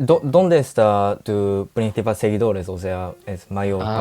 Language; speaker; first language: Spanish; non-native, learner; Japanese